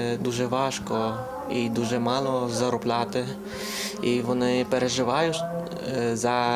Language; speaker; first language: Ukrainian; non-native, learner; Vietnamese